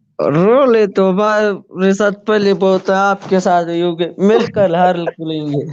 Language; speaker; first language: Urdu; non-native, local second language; Saraiki